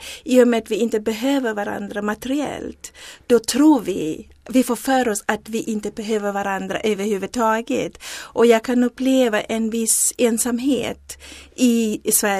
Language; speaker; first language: Swedish; non-native, fluent; Zulu